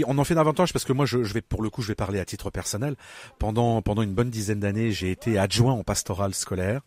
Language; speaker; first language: French; native; French